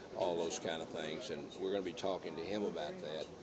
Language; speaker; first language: English; native; English